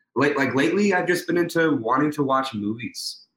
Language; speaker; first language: English; native; English